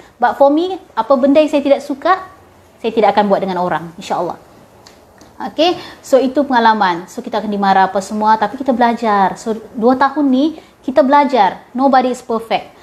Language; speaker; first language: Malay; native; Malay